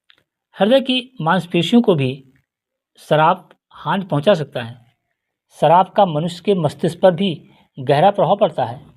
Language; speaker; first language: Hindi; native; Hindi